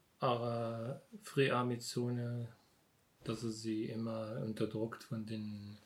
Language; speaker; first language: German; non-native, learner; Arabic